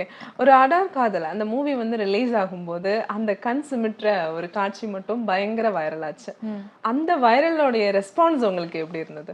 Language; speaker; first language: Tamil; native; Tamil